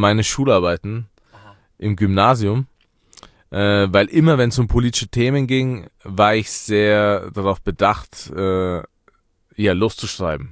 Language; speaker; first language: German; early bilingual, other home language; Persian